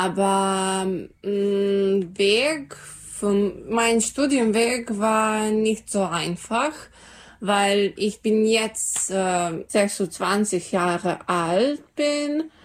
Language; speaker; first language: German; non-native, learner; Serbian